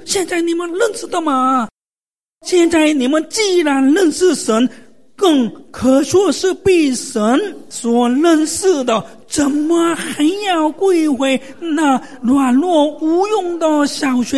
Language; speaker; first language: Chinese; non-native, fluent; Korean